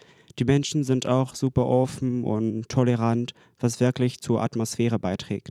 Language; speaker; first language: German; non-native, fluent; French